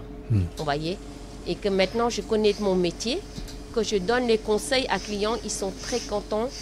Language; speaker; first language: French; non-native, learner; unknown